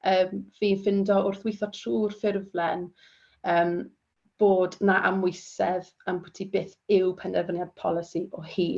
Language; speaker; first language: Welsh; native; Welsh